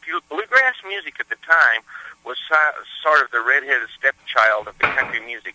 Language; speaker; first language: English; native; English